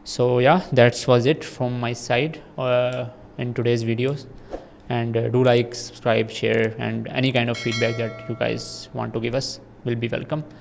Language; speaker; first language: English; non-native, local second language; Urdu